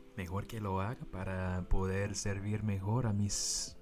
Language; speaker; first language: Spanish; non-native, fluent; English